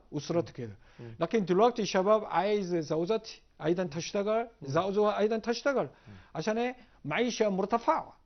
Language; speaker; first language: Egyptian Arabic; non-native, learner; Korean